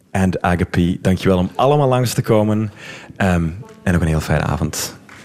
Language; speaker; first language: Dutch; native; Dutch